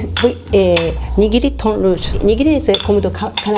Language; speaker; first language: French; non-native, learner; Japanese